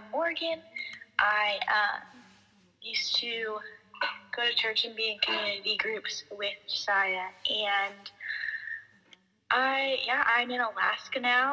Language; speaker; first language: English; native; English